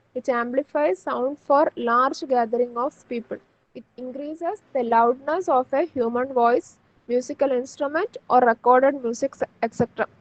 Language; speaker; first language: English; non-native, local second language; Malayalam